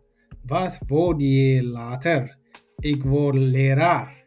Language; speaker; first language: Dutch; non-native, fluent; Tigrinya